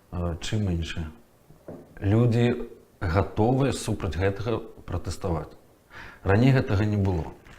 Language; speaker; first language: Belarusian; native; Belarusian